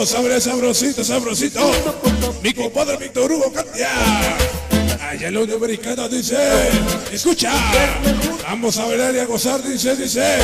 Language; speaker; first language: Spanish; native; Spanish